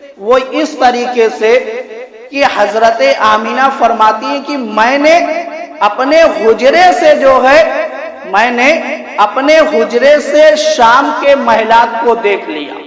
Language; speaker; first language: Urdu; native; Urdu